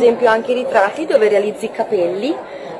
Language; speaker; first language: Italian; native; Italian